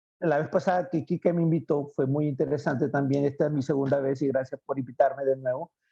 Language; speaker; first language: Spanish; native; Spanish